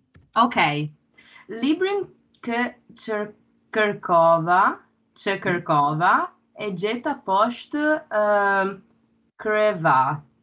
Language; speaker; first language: Albanian; non-native, learner; Italian